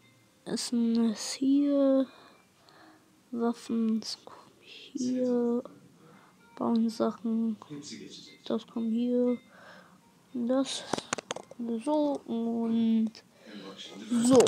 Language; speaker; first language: German; non-native, learner; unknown